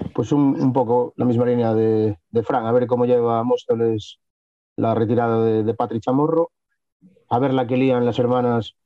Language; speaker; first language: Spanish; native; Spanish